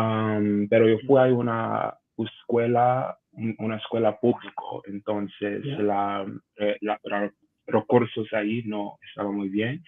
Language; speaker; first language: Spanish; non-native, learner; English